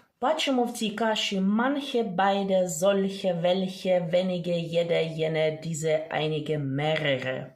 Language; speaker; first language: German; non-native, fluent; Ukrainian